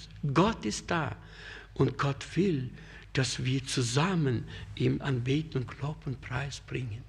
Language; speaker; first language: German; non-native, fluent; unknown